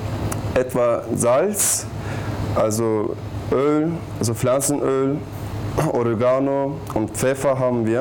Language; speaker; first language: German; non-native, learner; Turkish